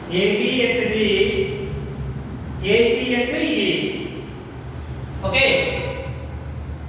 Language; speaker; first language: English; non-native, local second language; Telugu